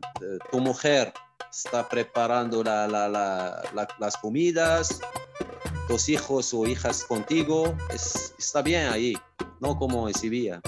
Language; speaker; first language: Spanish; non-native, fluent; Arabic